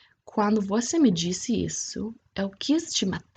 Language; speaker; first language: Portuguese; non-native, fluent; English